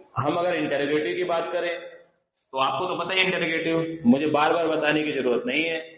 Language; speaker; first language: Hindi; native; Hindi